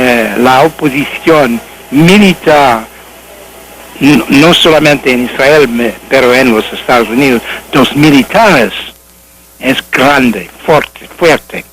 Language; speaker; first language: Spanish; non-native, learner; English